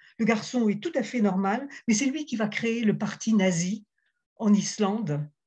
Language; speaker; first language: French; native; French